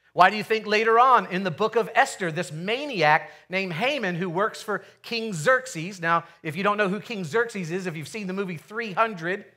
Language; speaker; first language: English; native; English